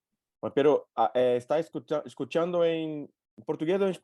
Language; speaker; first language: Spanish; non-native, learner; Portuguese